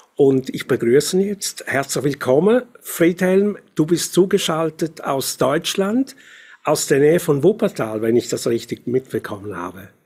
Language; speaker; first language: German; native; German